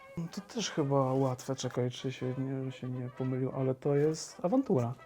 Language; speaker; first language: Polish; native; Polish